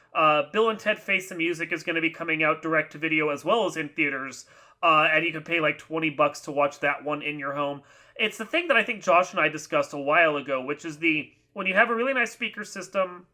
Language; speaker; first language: English; native; English